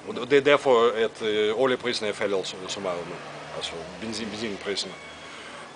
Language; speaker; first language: Danish; non-native, fluent; Russian